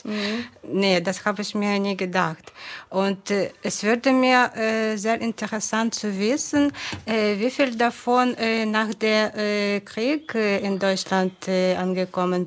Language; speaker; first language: German; non-native, fluent; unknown